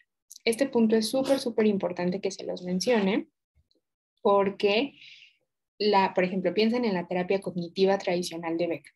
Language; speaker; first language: Spanish; native; Spanish